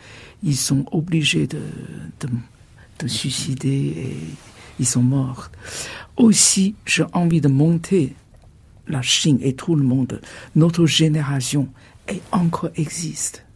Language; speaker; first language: French; non-native, fluent; Chinese